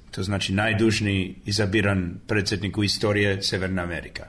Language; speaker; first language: Serbian; early bilingual, other home language; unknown